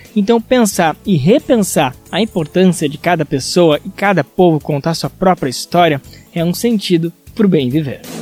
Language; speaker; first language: Portuguese; native; Portuguese